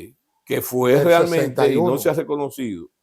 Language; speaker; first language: Spanish; native; Spanish